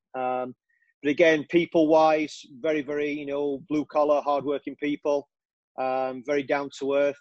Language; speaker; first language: English; native; English